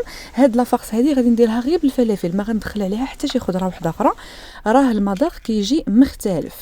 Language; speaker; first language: Arabic; native; Arabic